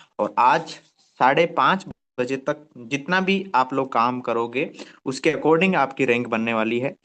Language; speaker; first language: Hindi; native; Hindi